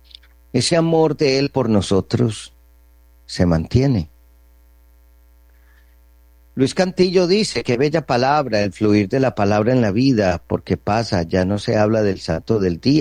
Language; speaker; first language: Spanish; native; Spanish